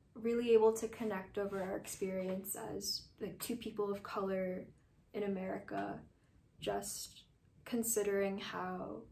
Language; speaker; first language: English; native; English